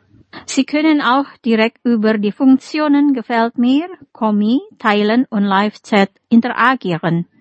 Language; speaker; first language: German; non-native, fluent; Indonesian